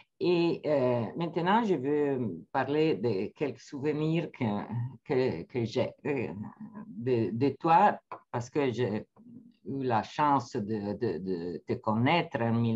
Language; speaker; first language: French; non-native, fluent; Italian